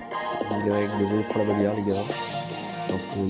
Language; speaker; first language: French; native; French